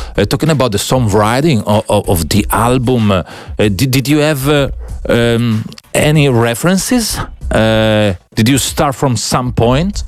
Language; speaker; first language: English; non-native, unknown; Italian